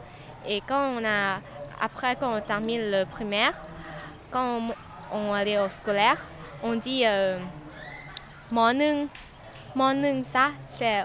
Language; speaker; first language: French; non-native, learner; Lao